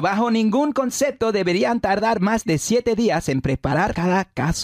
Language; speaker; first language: Spanish; non-native, fluent; English